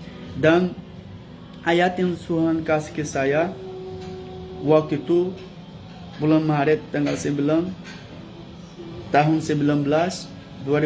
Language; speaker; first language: Indonesian; non-native, fluent; Portuguese